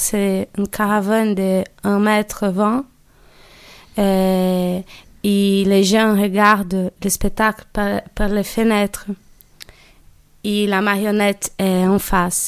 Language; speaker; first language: French; non-native, learner; Portuguese